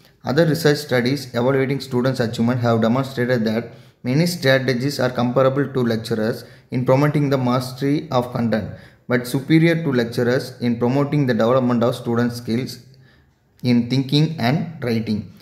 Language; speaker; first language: English; non-native, local second language; Tamil